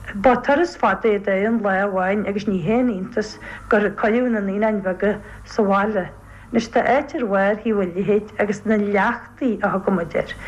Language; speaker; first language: Irish; native; Irish